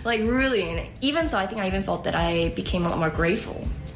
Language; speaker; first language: English; native; English